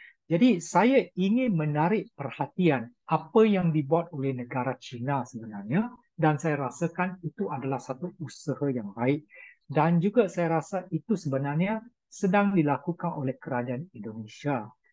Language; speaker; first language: Malay; non-native, local second language; Chinese